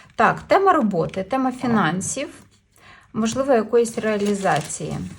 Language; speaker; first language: Ukrainian; non-native, local second language; Russian